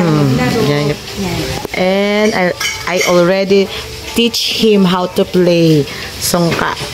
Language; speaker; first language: English; non-native, local second language; Filipino